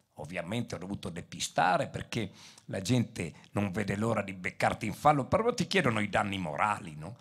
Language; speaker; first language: Italian; native; Italian